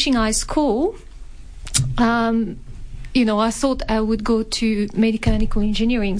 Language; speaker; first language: English; non-native, fluent; French